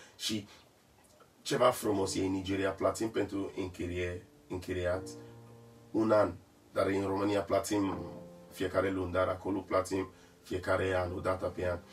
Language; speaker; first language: Romanian; non-native, learner; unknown